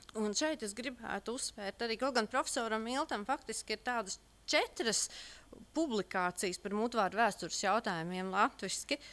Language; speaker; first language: Latvian; native; Latvian